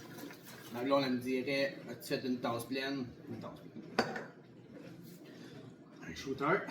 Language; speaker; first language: French; native; French